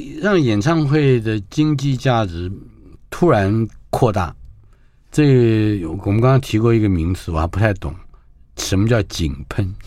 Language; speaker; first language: Chinese; native; Chinese